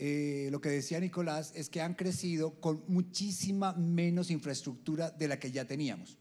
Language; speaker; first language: Spanish; native; Spanish